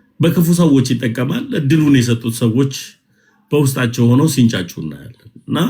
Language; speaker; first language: Amharic; native; Amharic